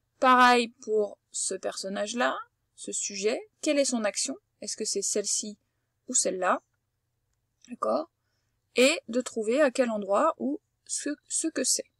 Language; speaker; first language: French; native; French